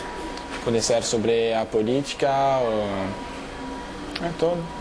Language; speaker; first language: Portuguese; non-native, learner; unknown